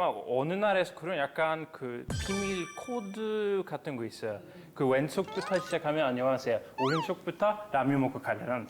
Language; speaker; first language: Korean; non-native, fluent; Norwegian